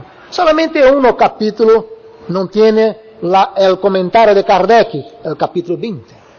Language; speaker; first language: Spanish; non-native, learner; Portuguese